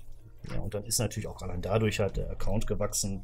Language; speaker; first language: German; native; German